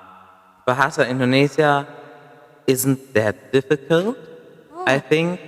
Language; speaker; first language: English; non-native, fluent; German